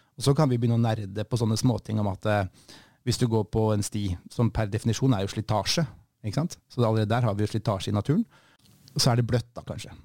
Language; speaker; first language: Norwegian; native; Norwegian